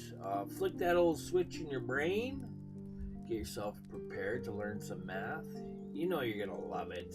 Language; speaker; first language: English; native; English